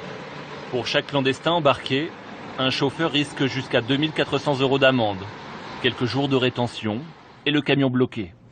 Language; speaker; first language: French; native; French